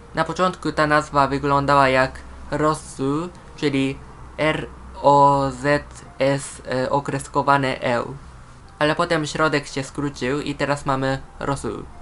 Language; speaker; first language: Polish; non-native, fluent; Japanese